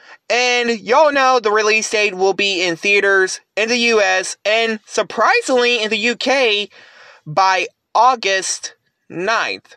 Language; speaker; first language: English; native; English